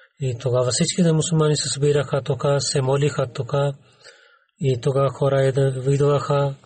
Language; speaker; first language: Bulgarian; non-native, learner; Urdu